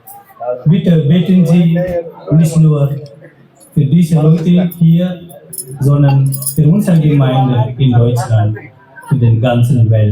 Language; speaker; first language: German; non-native, fluent; Telugu